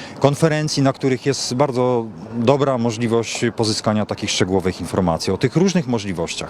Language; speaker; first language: Polish; native; Polish